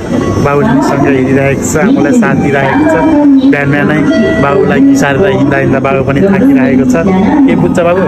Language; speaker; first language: Nepali; native; Nepali